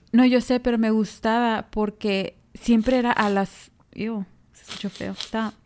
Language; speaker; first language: Spanish; early bilingual, heritage; Spanish